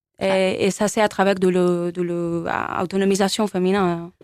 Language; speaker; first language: French; non-native, learner; Spanish